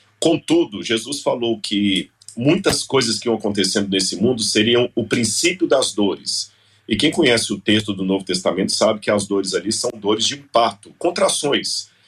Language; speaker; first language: Portuguese; native; Portuguese